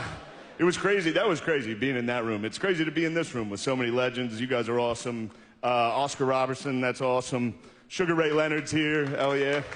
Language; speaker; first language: English; native; English